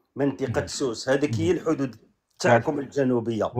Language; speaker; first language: Arabic; native; Arabic